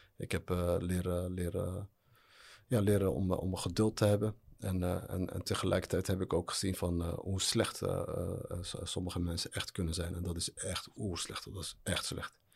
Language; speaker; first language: Dutch; early bilingual, other home language; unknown